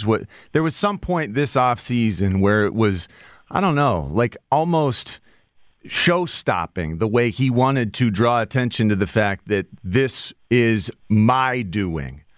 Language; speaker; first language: English; native; English